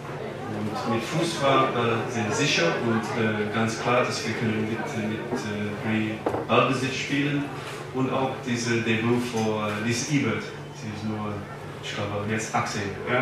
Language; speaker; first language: German; non-native, learner; English